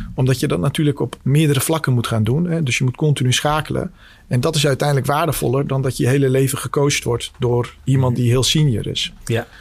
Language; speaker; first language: Dutch; early bilingual, other home language; Albanian